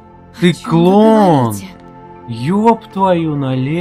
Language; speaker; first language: Russian; native; Russian